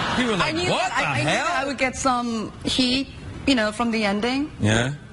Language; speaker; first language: English; early bilingual, other home language; Korean